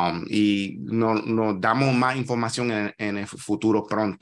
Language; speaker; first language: Spanish; non-native, learner; English